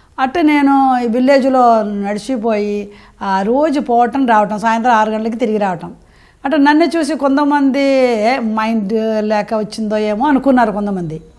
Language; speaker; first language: Telugu; non-native, fluent; Malayalam